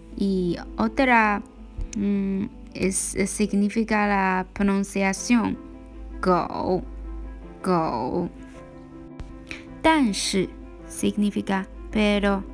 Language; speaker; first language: Spanish; non-native, learner; Chinese